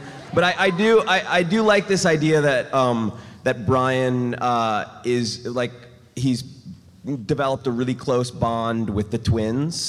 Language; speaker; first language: English; non-native, fluent; Portuguese